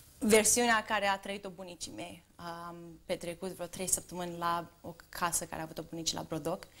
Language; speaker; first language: Romanian; early bilingual, heritage; Romanian